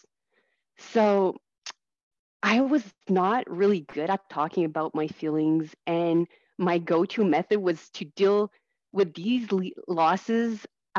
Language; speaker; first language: English; non-native, fluent; French